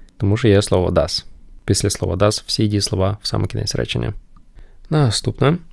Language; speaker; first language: Ukrainian; non-native, local second language; Russian